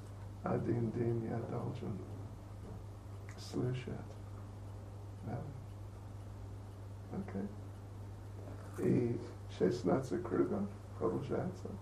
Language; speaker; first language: Russian; non-native, learner; English